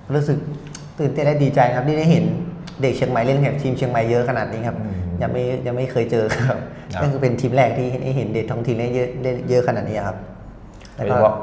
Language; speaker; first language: Thai; native; Thai